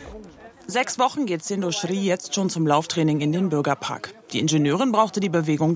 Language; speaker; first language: German; native; German